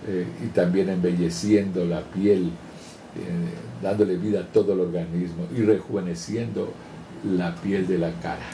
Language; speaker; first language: Spanish; native; Spanish